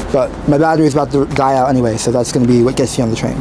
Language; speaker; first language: English; native; English